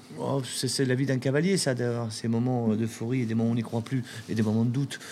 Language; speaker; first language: French; native; French